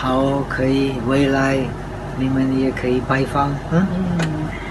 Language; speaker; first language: Chinese; non-native, fluent; Czech